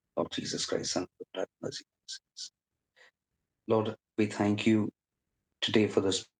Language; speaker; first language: English; non-native, local second language; Malayalam